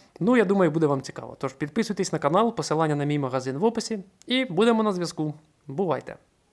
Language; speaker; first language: Ukrainian; non-native, local second language; Russian